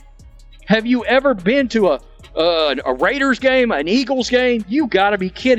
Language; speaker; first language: English; native; English